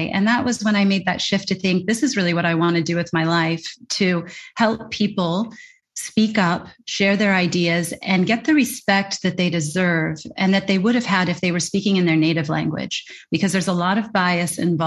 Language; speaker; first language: English; native; English